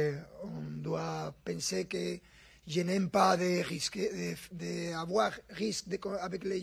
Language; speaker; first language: French; non-native, fluent; Spanish